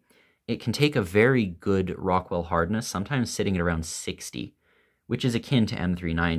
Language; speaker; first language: English; native; English